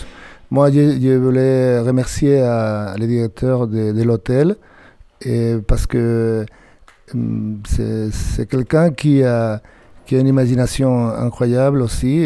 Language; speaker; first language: French; non-native, fluent; Spanish